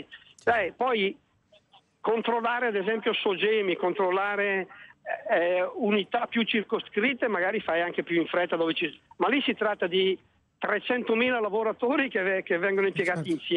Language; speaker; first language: Italian; native; Italian